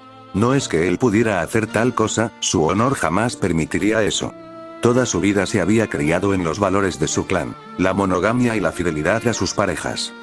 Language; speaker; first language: Spanish; native; Spanish